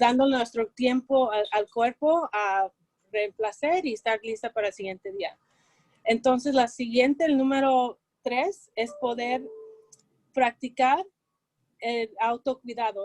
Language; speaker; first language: Spanish; early bilingual, heritage; Spanish